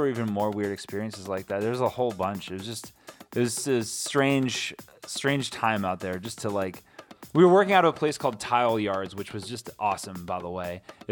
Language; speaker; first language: English; native; English